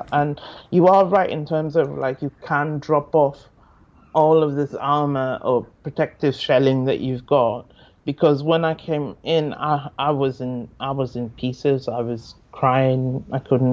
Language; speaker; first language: English; non-native, local second language; Yoruba